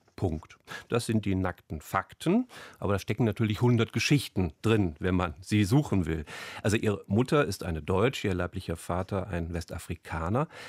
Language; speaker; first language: German; native; German